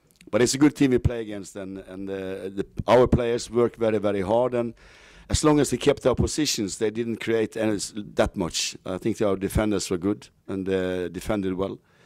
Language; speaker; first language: English; non-native, fluent; Norwegian